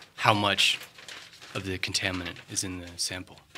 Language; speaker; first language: English; native; English